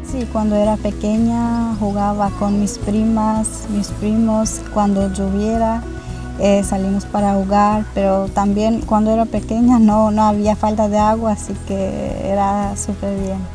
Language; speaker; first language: Spanish; non-native, learner; Albanian